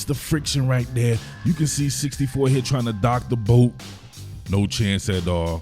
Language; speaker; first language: English; native; English